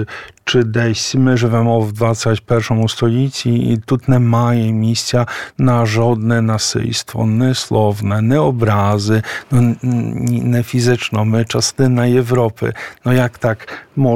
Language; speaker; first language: Ukrainian; non-native, fluent; Polish